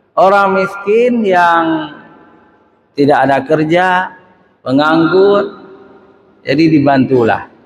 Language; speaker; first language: Malay; non-native, local second language; Achinese